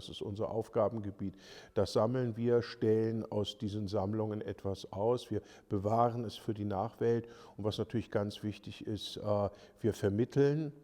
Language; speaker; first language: German; native; German